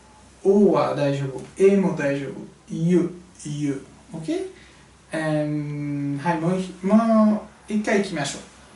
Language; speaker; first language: Japanese; non-native, fluent; French